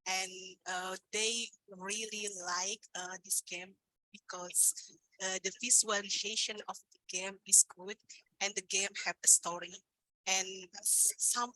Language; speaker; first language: English; non-native, learner; Indonesian